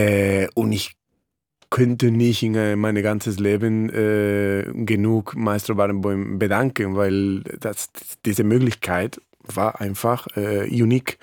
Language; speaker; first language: German; non-native, fluent; Spanish